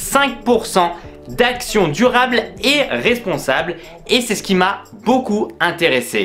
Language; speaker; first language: French; native; French